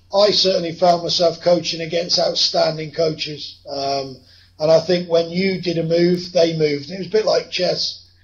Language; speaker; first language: English; native; English